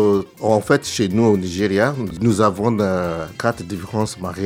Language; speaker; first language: French; non-native, learner; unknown